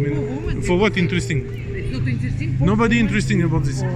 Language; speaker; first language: English; non-native, learner; French